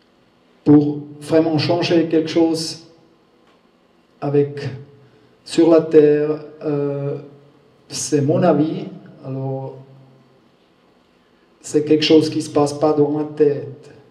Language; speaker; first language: French; non-native, learner; German